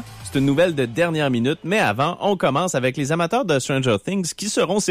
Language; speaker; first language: French; native; French